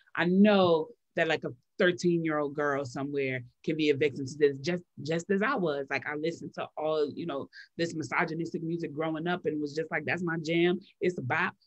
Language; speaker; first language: English; native; English